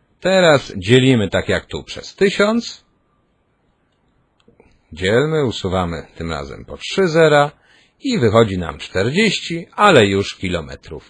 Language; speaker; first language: Polish; native; Polish